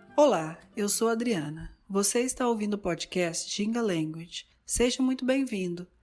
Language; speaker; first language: Portuguese; native; Portuguese